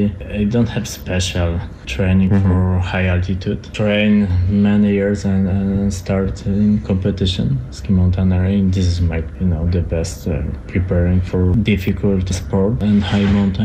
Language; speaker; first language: English; non-native, learner; Polish